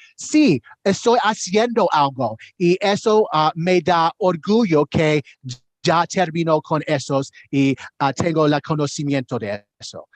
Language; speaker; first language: Spanish; non-native, learner; English